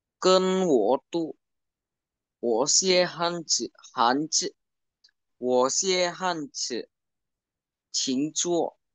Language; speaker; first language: Chinese; non-native, learner; Indonesian